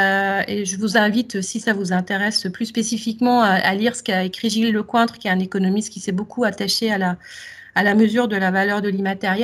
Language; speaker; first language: French; native; French